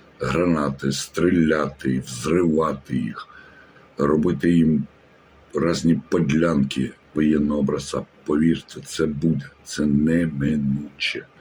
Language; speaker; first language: Ukrainian; native; Ukrainian